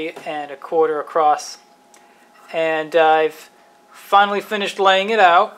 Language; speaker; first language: English; native; English